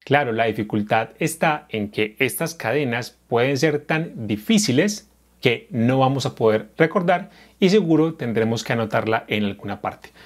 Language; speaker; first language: Spanish; native; Spanish